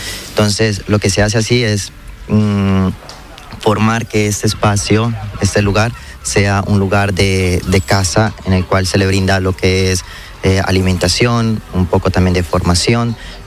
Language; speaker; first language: Spanish; native; Spanish